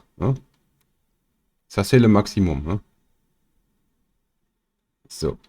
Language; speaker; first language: French; non-native, learner; German